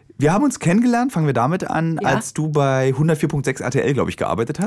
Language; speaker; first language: German; native; German